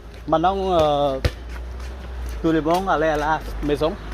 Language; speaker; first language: French; non-native, learner; Vietnamese